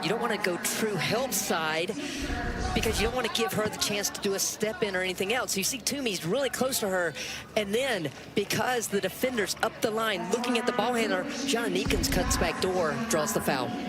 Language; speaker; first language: English; native; English